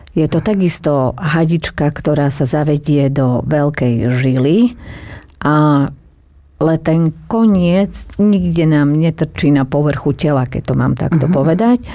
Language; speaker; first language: Slovak; native; Slovak